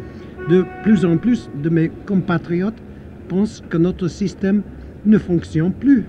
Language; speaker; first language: French; non-native, fluent; English